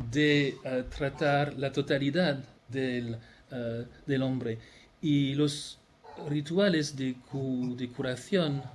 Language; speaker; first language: Spanish; non-native, fluent; French